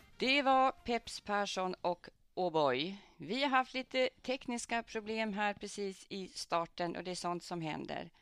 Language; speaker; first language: Swedish; native; Swedish